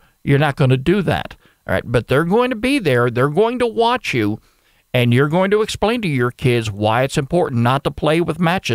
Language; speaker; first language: English; native; English